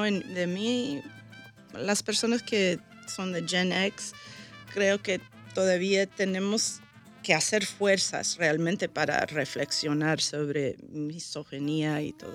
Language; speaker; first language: Spanish; early bilingual, heritage; Spanish